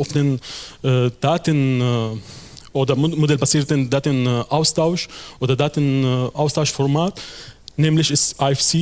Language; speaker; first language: German; non-native, fluent; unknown